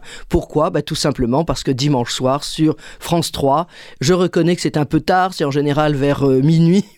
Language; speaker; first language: French; native; French